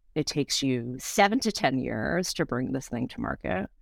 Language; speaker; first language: English; native; English